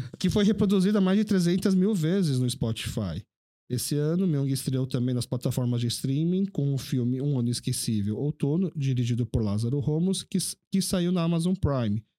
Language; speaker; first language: Portuguese; early bilingual, other home language; Korean